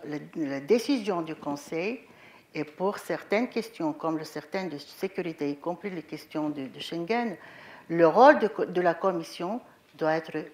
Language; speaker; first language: French; non-native, fluent; Bulgarian